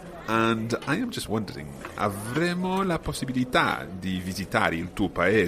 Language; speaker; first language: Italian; non-native, fluent; English